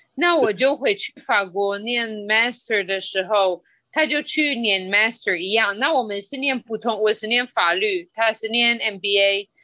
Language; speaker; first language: Chinese; non-native, fluent; Spanish